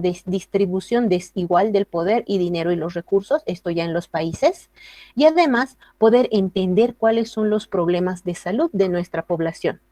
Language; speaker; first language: Spanish; native; Spanish